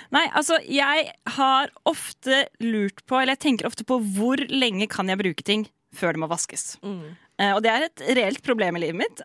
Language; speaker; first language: Norwegian; native; Norwegian